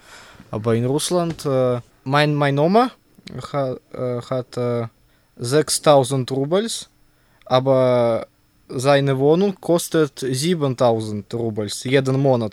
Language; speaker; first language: German; non-native, learner; Russian